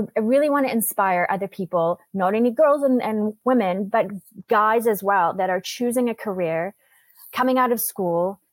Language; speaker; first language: English; native; English